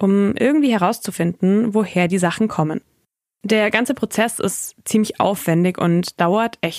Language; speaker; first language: German; native; German